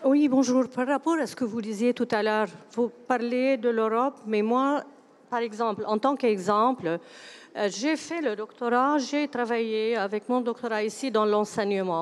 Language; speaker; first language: French; early bilingual, other home language; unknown